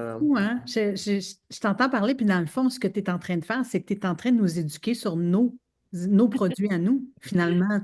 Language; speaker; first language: French; native; French